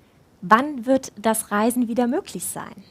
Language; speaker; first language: German; native; German